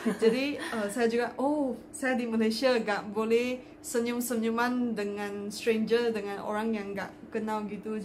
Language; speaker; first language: Indonesian; non-native, fluent; Chinese